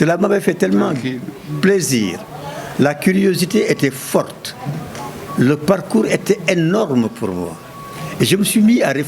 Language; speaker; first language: French; non-native, local second language; Wolof